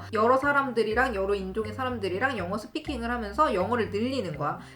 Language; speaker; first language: Korean; native; Korean